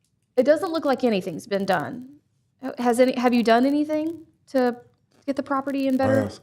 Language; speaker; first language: English; native; English